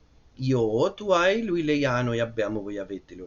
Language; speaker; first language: Italian; non-native, fluent; English